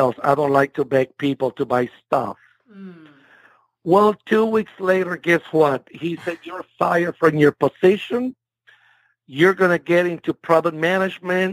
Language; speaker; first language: English; non-native, fluent; Spanish